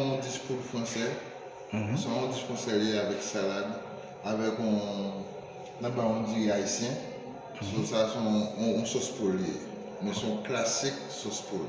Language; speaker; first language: French; non-native, learner; Haitian Creole